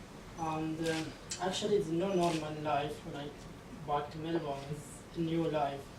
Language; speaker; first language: English; non-native, learner; Arabic